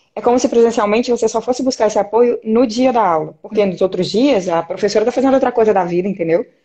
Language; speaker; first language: Portuguese; native; Portuguese